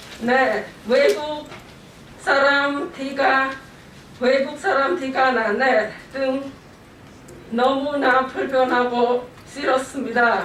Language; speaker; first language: Korean; non-native, learner; Khmer